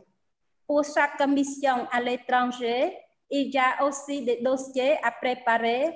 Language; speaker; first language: French; non-native, fluent; Khmer